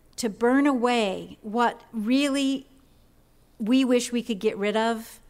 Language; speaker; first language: English; native; English